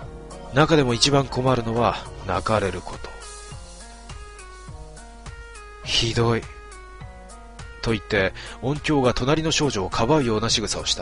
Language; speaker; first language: Japanese; native; Japanese